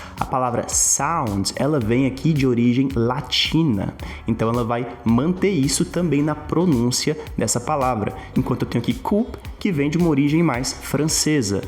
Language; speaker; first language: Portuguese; native; Portuguese